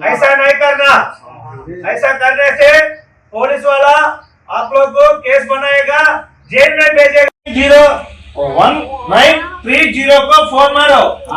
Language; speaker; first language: Hindi; non-native, local second language; Telugu